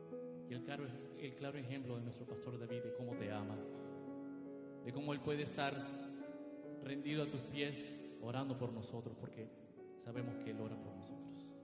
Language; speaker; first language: Spanish; native; Spanish